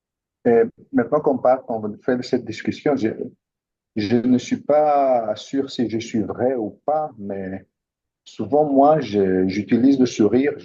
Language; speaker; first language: French; non-native, fluent; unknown